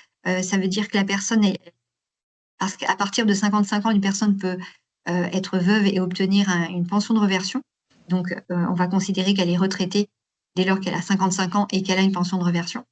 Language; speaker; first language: French; native; French